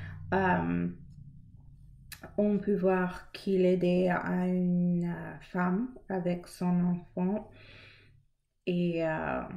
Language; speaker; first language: French; non-native, learner; English